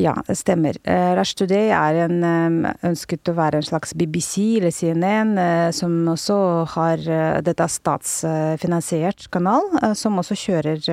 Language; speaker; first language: Norwegian; non-native, fluent; Russian